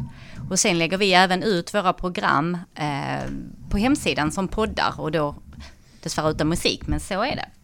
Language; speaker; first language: Swedish; native; Swedish